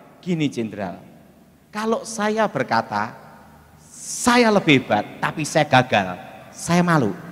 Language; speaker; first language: Indonesian; native; Indonesian